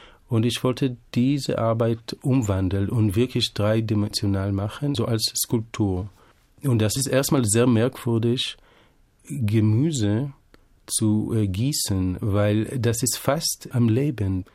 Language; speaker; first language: German; non-native, fluent; Hebrew